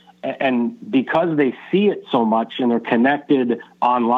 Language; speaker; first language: English; native; English